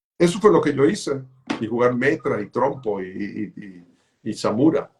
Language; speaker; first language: Spanish; native; Spanish